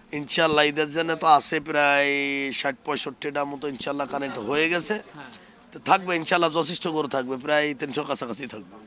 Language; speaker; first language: Bangla; native; Bangla